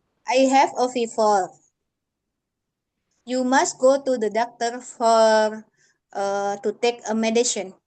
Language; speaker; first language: English; non-native, learner; Indonesian